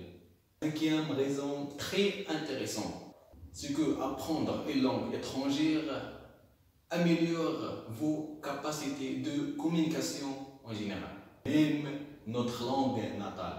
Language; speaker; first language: French; non-native, local second language; Arabic